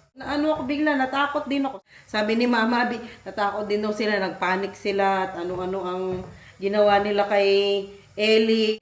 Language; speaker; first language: Filipino; non-native, local second language; Pampanga